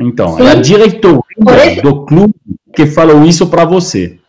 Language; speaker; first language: Portuguese; non-native, fluent; French